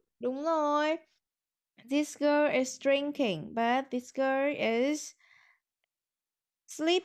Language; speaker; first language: English; non-native, learner; Vietnamese